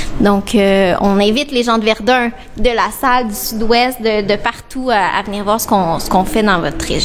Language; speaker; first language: French; native; French